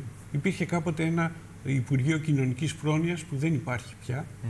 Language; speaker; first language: Greek; native; Greek